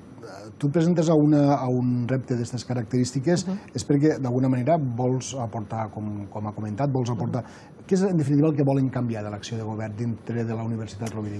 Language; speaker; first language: Catalan; native; Catalan